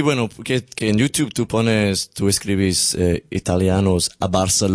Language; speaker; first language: Spanish; non-native, learner; English